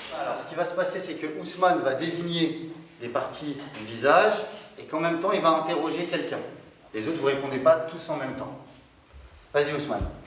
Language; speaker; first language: French; native; French